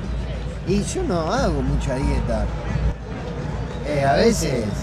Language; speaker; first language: Spanish; native; Spanish